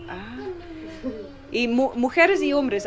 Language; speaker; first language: Spanish; non-native, learner; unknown